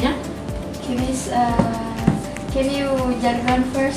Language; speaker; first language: English; non-native, learner; Indonesian